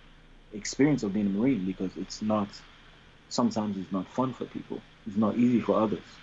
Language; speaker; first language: English; non-native, local second language; Yoruba